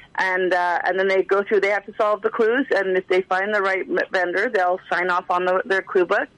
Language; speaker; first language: English; native; English